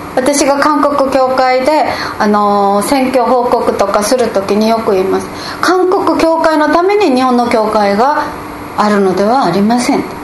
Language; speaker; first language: Japanese; non-native, fluent; Korean